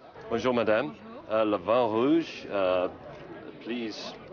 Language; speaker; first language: French; non-native, learner; English